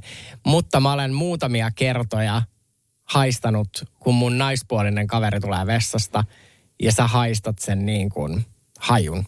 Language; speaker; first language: Finnish; native; Finnish